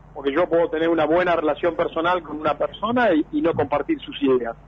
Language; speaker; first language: Spanish; native; Spanish